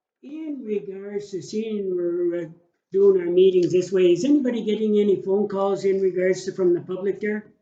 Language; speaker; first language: English; native; English